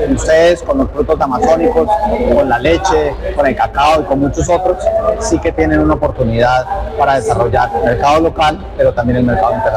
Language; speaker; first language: Spanish; native; Spanish